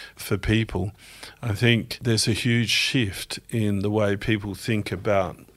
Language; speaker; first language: English; native; English